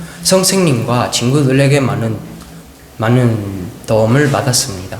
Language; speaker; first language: Korean; non-native, learner; Spanish